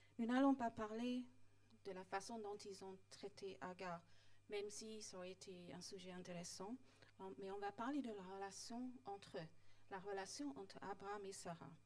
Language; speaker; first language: French; non-native, fluent; English